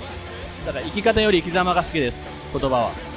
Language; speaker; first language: Japanese; native; Japanese